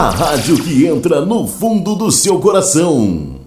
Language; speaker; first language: Portuguese; native; Portuguese